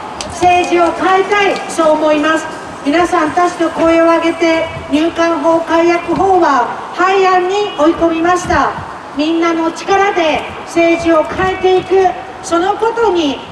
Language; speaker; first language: Japanese; native; Japanese